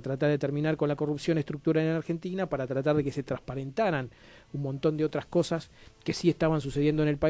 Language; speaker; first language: Spanish; native; Spanish